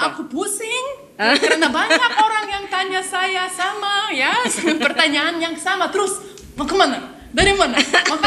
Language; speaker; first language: Indonesian; non-native, learner; Lithuanian